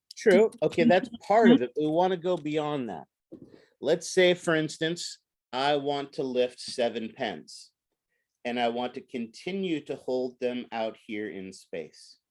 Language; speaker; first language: English; native; English